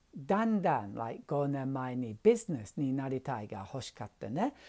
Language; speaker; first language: Japanese; non-native, learner; English